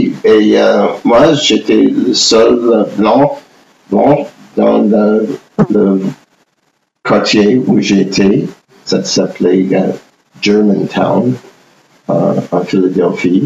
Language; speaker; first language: French; non-native, fluent; English